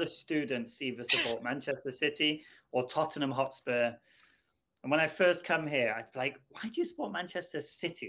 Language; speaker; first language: English; native; English